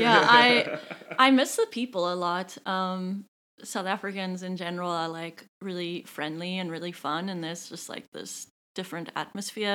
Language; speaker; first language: English; native; English